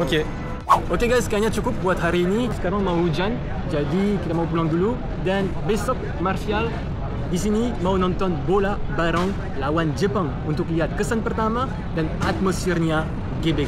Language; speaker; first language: Indonesian; non-native, fluent; French